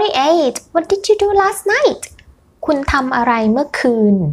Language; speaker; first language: Thai; native; Thai